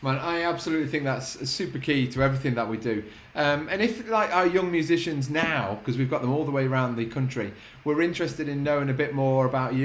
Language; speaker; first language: English; native; English